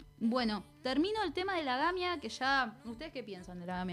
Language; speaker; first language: Spanish; native; Spanish